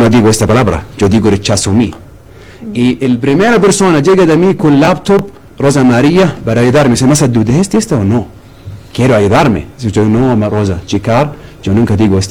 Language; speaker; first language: Spanish; non-native, learner; Arabic